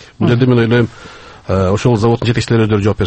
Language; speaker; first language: Kyrgyz; native; Kyrgyz